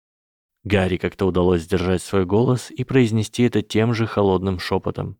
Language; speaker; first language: Russian; native; Russian